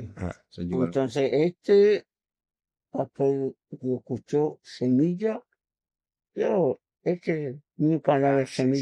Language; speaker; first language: Spanish; non-native, local second language; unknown